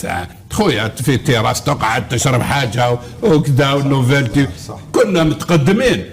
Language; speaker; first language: Arabic; native; Arabic